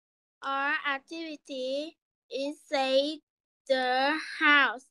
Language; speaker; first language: English; non-native, learner; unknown